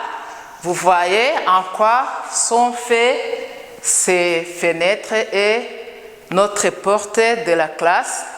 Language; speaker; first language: French; non-native, local second language; Kinyarwanda